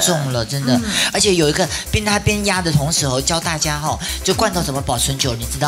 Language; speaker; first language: Chinese; native; Chinese